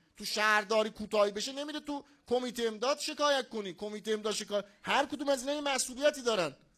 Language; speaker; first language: Persian; non-native, local second language; Azerbaijani